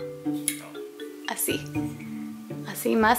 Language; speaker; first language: Spanish; early bilingual, heritage; English